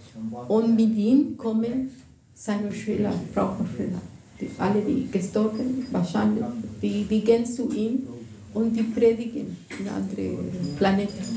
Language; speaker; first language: German; non-native, fluent; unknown